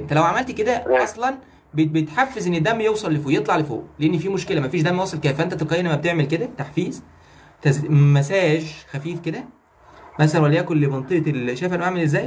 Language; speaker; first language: Arabic; native; Arabic